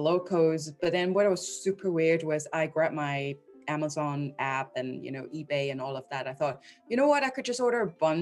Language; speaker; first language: English; non-native, local second language; Cantonese